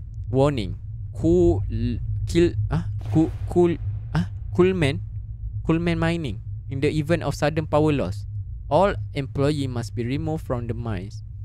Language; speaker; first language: English; non-native, local second language; Malay